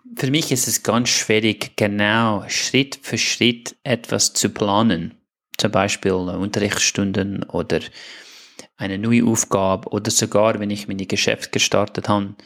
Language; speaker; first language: German; non-native, fluent; English